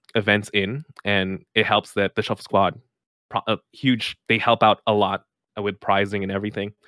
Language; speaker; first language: English; non-native, local second language; Filipino